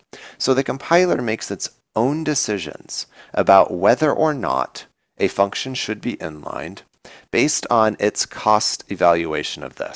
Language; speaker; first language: English; native; English